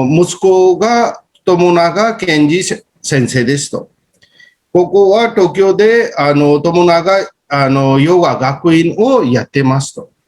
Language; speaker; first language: Japanese; non-native, fluent; Hindi